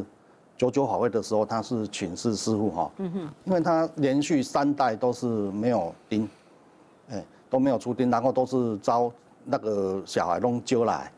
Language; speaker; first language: Chinese; native; Chinese